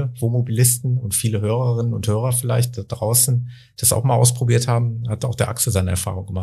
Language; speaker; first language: German; native; German